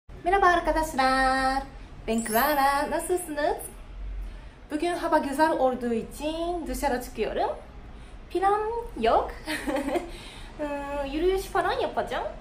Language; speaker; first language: Turkish; non-native, learner; Japanese